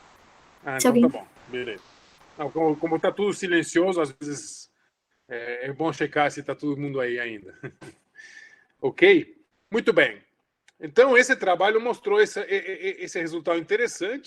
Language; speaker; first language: Portuguese; non-native, fluent; Spanish